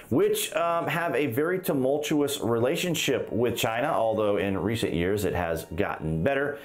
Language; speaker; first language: English; native; English